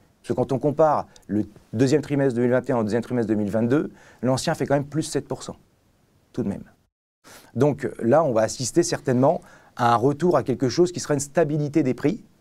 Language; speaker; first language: French; native; French